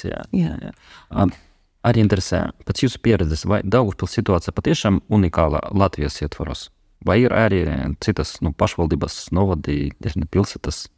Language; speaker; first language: Latvian; non-native, local second language; Russian